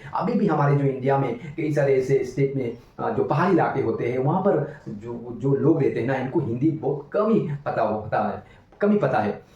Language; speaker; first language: Hindi; non-native, local second language; Bangla